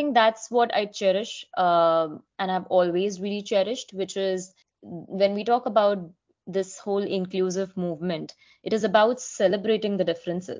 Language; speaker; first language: English; non-native, local second language; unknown